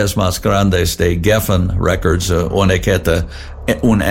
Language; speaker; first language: Spanish; non-native, learner; English